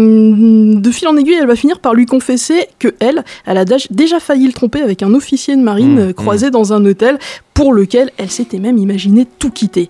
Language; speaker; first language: French; native; French